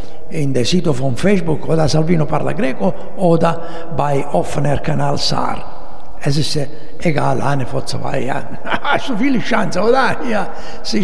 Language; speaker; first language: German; non-native, learner; Italian